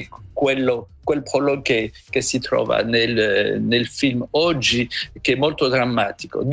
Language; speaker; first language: Italian; non-native, fluent; French